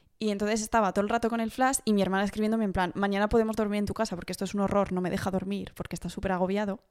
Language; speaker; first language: Spanish; early bilingual, heritage; Spanish